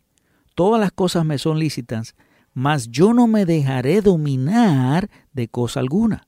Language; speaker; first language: Spanish; native; Spanish